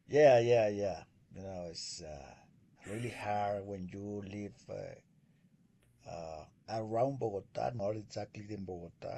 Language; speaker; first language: English; non-native, learner; Spanish